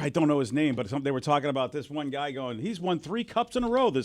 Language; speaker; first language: English; native; English